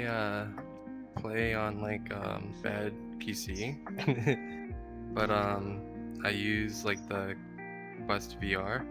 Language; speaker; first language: English; non-native, learner; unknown